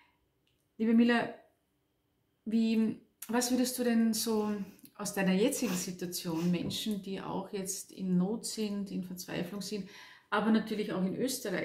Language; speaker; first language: German; native; German